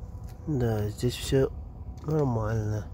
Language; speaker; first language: Russian; non-native, fluent; Uzbek